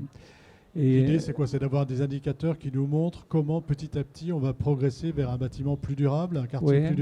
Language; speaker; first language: French; native; French